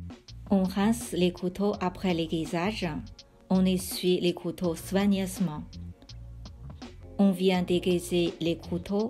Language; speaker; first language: French; non-native, fluent; Chinese